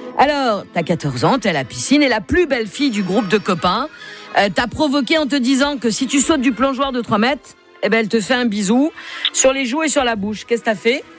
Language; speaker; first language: French; native; French